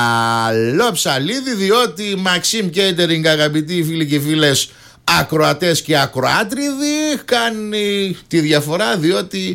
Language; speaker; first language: Greek; native; Greek